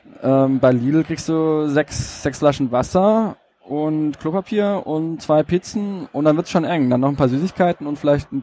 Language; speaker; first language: German; native; German